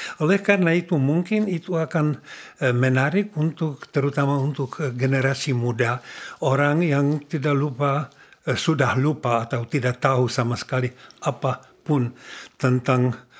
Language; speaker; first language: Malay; non-native, learner; Czech